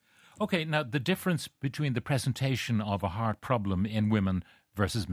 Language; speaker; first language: English; native; English